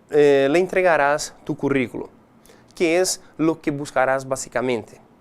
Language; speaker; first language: Spanish; non-native, fluent; Portuguese